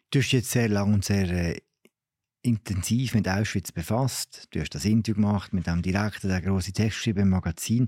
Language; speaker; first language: German; native; German